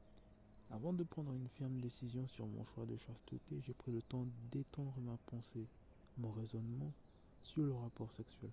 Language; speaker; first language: French; native; French